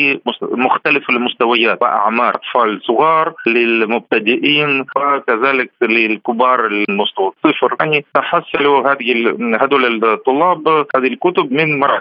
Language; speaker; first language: Arabic; non-native, fluent; Russian